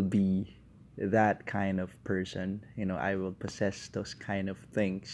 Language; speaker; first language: English; non-native, local second language; Filipino